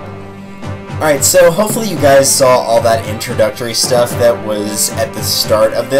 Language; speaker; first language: English; native; English